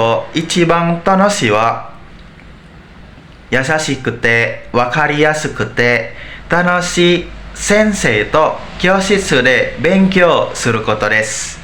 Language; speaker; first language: Japanese; non-native, learner; Indonesian